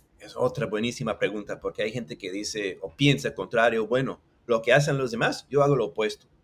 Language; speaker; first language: Spanish; early bilingual, other home language; English